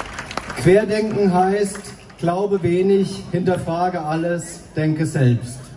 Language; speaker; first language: German; native; German